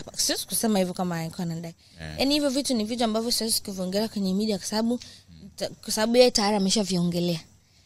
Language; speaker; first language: Swahili; native; Swahili